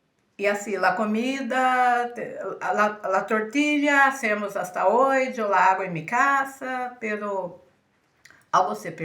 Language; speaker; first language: Spanish; early bilingual, heritage; Spanish